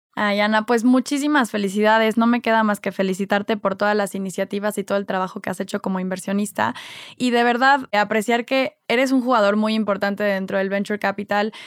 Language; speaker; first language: Spanish; native; Spanish